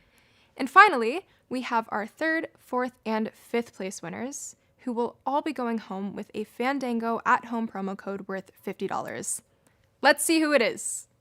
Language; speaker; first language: English; native; English